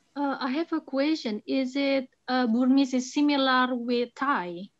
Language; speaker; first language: English; non-native, fluent; Indonesian